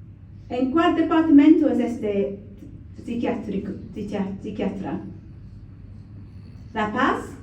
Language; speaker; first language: Spanish; non-native, learner; English